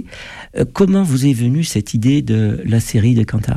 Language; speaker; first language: French; native; French